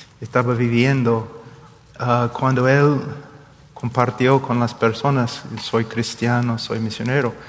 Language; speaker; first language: Spanish; non-native, fluent; English